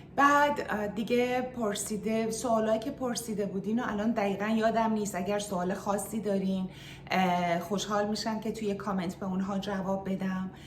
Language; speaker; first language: Persian; native; Persian